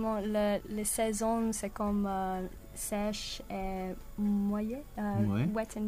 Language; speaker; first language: French; non-native, learner; English